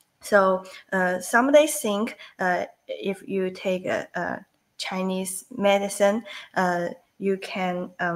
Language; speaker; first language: English; non-native, learner; Chinese